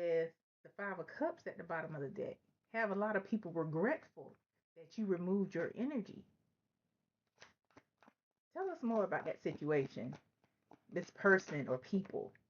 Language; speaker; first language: English; native; English